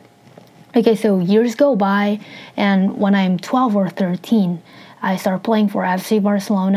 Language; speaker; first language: English; non-native, fluent; Spanish